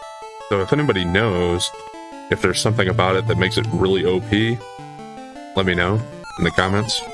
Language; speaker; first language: English; native; English